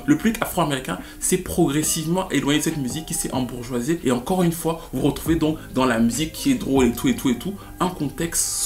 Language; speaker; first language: French; native; French